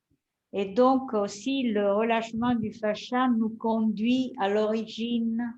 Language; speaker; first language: French; non-native, fluent; Italian